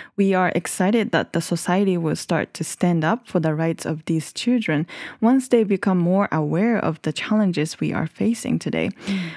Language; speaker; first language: English; non-native, fluent; Japanese